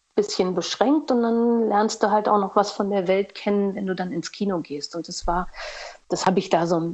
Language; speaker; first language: German; non-native, fluent; Portuguese